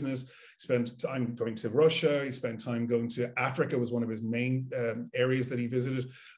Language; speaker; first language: English; native; English